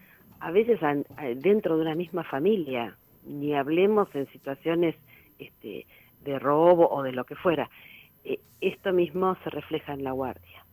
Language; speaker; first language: Spanish; native; Spanish